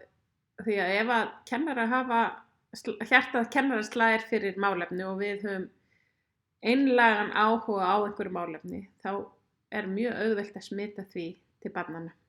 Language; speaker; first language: Icelandic; native; Icelandic